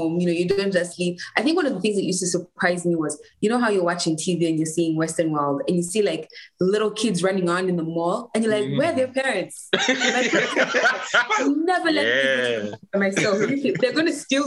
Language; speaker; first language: English; non-native, local second language; Ganda